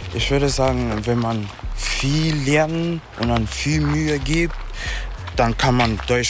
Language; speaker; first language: German; non-native, learner; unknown